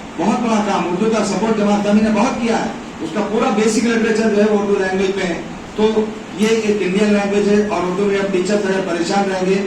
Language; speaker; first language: Hindi; non-native, local second language; Urdu